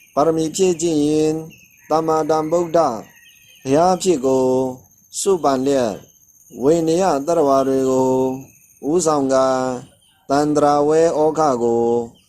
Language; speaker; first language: Burmese; non-native, local second language; Shan